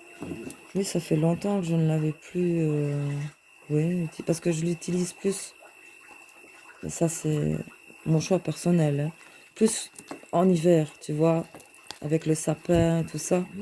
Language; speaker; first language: French; native; French